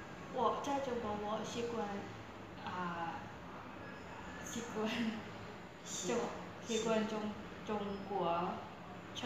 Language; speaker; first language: Chinese; non-native, learner; Thai